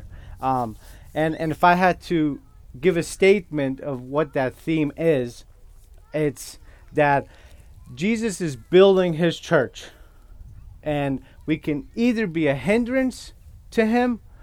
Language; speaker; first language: English; non-native, fluent; Kurdish